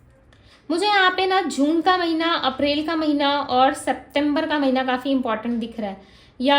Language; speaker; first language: Hindi; native; Hindi